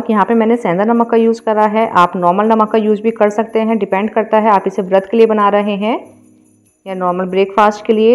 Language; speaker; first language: Hindi; native; Hindi